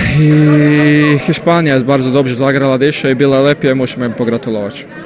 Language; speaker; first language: Polish; non-native, learner; Croatian